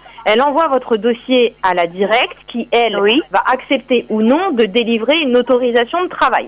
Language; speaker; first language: French; native; French